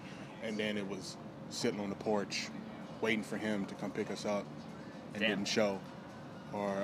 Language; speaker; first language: English; native; English